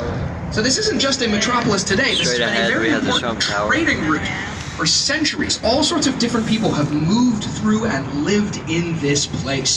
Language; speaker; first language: English; native; English